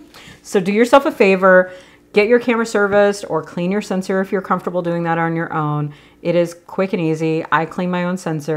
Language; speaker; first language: English; native; English